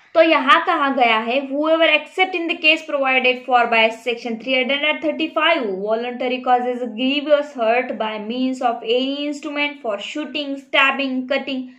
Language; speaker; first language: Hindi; non-native, local second language; Marathi